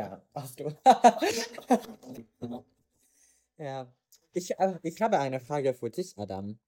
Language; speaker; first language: German; non-native, learner; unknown